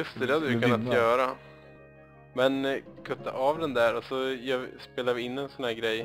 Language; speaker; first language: Swedish; native; Swedish